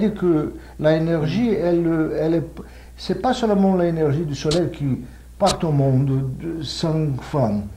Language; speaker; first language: French; non-native, fluent; Portuguese